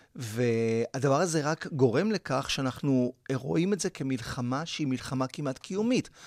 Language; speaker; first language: Hebrew; early bilingual, other home language; Spanish